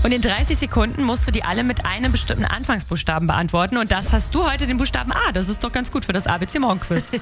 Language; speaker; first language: German; native; German